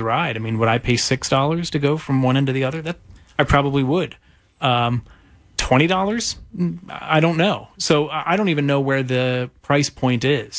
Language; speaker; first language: English; native; English